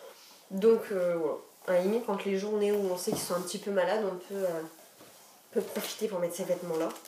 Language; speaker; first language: French; native; French